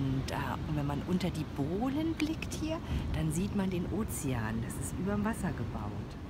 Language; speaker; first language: German; native; German